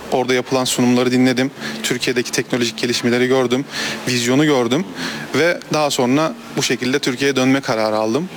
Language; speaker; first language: Turkish; native; Turkish